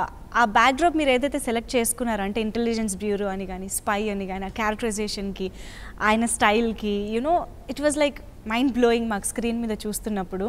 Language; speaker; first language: Telugu; native; Telugu